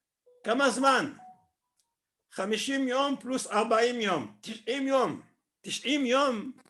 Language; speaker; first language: Hebrew; non-native, fluent; French